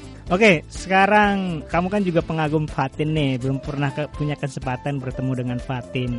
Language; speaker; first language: Indonesian; native; Indonesian